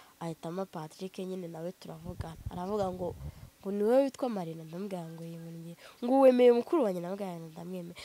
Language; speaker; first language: Kinyarwanda; native; Kinyarwanda